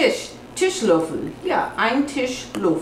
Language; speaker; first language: German; non-native, learner; English